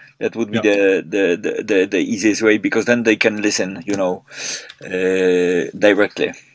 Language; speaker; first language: English; non-native, fluent; Polish